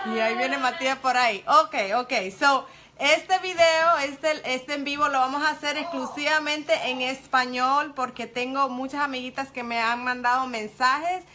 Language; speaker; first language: Spanish; early bilingual, heritage; Spanish